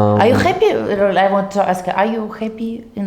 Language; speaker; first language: English; non-native, learner; Russian